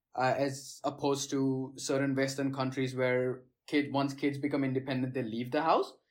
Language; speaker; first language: English; non-native, local second language; Gujarati